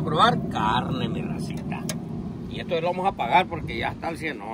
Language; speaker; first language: Spanish; native; Spanish